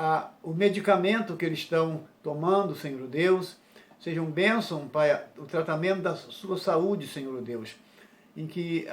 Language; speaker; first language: Portuguese; native; Portuguese